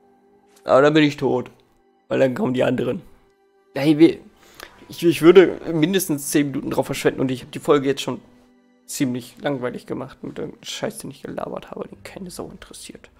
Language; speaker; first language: German; native; German